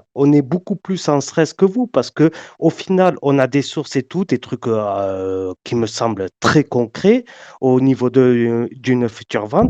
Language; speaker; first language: French; native; French